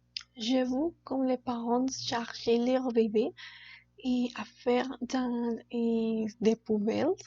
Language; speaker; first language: French; non-native, learner; Spanish